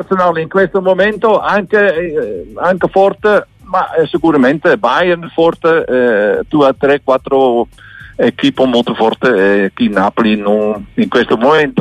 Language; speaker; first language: Italian; non-native, learner; Dutch